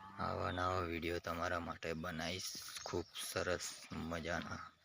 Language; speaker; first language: Gujarati; non-native, local second language; Rathawi